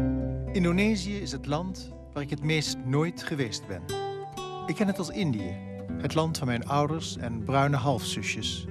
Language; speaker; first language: Dutch; native; Dutch